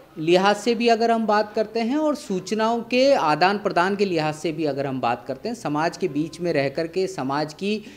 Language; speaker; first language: Hindi; native; Hindi